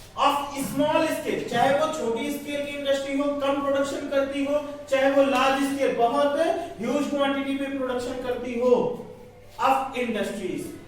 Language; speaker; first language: Hindi; native; Hindi